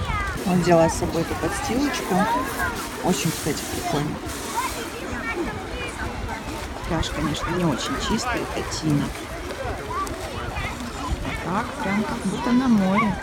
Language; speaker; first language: Russian; native; Russian